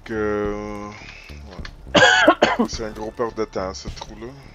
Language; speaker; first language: French; native; French